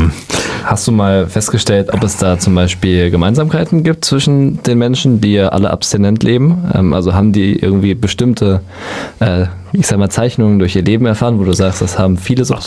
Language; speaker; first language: German; native; German